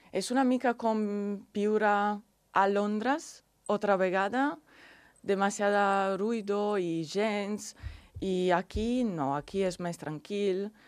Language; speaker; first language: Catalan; non-native, learner; Italian